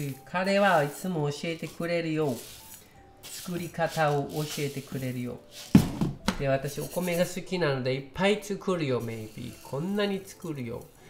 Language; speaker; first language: Japanese; native; Japanese